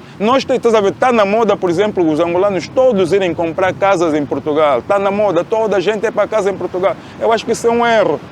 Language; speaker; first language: Portuguese; native; Portuguese